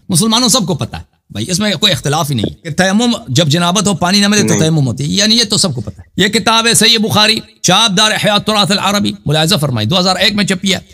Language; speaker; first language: Urdu; non-native, local second language; Punjabi